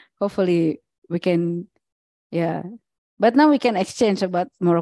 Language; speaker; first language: English; non-native, learner; Indonesian